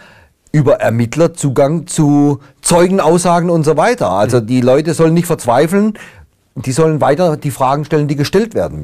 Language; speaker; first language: German; native; German